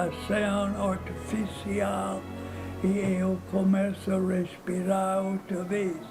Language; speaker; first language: Portuguese; non-native, fluent; English